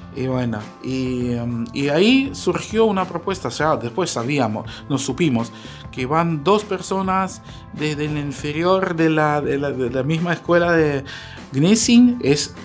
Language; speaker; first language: Spanish; non-native, fluent; Russian